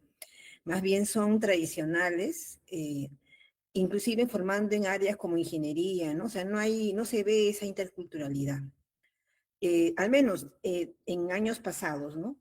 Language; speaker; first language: Spanish; native; Spanish